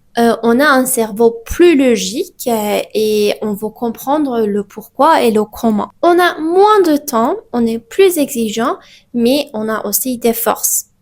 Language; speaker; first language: French; non-native, fluent; Persian